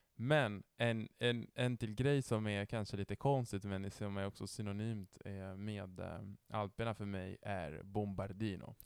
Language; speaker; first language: Swedish; non-native, fluent; Italian